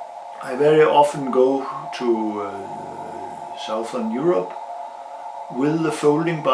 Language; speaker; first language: English; non-native, learner; Danish